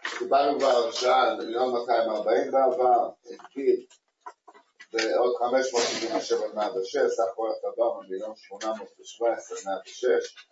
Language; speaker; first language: Hebrew; non-native, local second language; Arabic